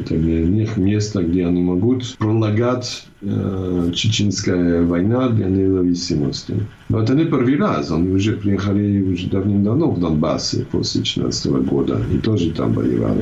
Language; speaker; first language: Russian; non-native, fluent; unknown